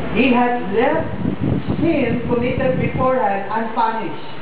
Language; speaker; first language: English; non-native, local second language; Filipino